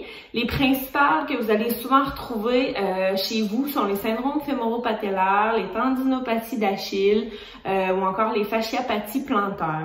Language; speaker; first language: French; native; French